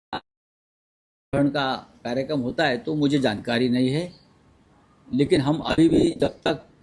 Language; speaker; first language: Hindi; non-native, local second language; Marathi